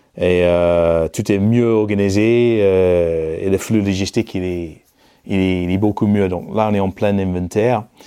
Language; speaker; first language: French; non-native, fluent; English